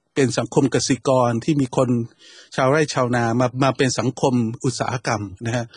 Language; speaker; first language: Thai; native; Thai